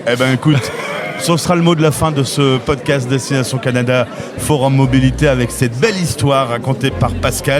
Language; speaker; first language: French; native; French